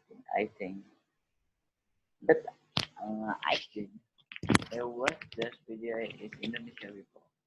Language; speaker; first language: English; non-native, learner; Indonesian